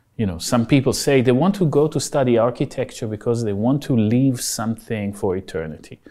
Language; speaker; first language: English; non-native, fluent; Hebrew